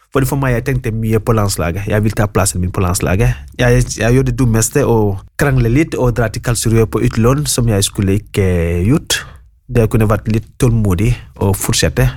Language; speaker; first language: Norwegian; non-native, fluent; Wolof